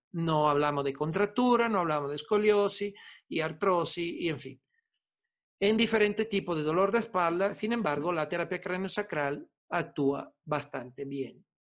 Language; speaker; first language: Spanish; non-native, fluent; Italian